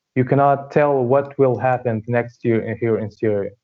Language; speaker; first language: English; non-native, fluent; Arabic